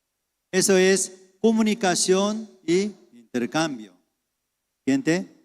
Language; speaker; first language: Spanish; non-native, fluent; Korean